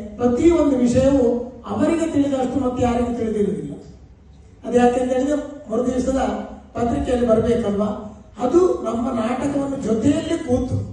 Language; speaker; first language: Kannada; non-native, local second language; Tulu